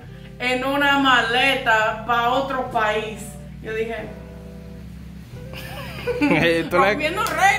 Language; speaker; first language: Spanish; non-native, fluent; English